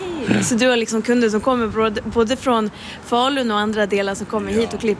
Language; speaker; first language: Swedish; native; Swedish